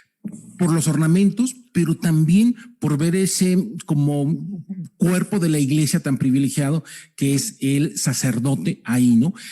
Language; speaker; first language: Spanish; native; Spanish